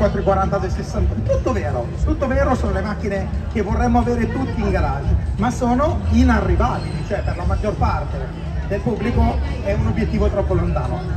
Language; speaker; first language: Italian; native; Italian